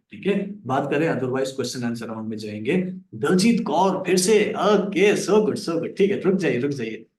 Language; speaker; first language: Hindi; native; Hindi